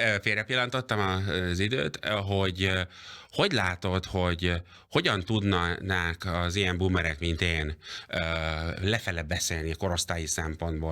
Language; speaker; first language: Hungarian; native; Hungarian